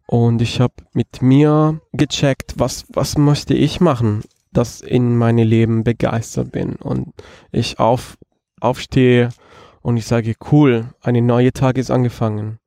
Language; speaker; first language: German; non-native, fluent; Italian